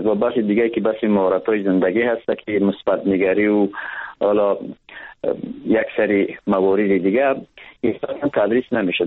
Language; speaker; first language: Persian; native; Persian